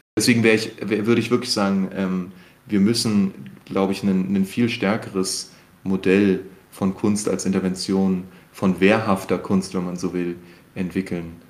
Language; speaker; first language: German; native; German